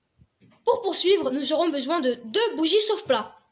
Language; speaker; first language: French; native; French